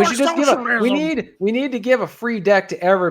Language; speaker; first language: English; native; English